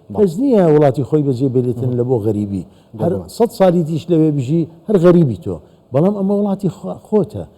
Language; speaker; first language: Central Kurdish; non-native, local second language; Assyrian Neo-Aramaic